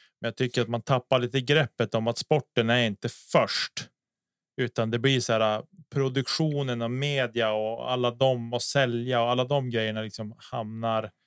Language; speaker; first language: Swedish; native; Swedish